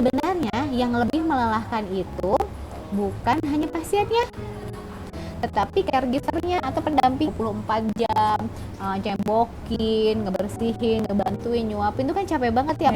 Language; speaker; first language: Indonesian; native; Indonesian